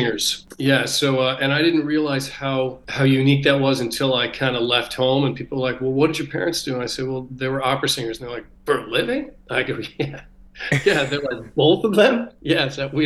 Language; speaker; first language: English; native; English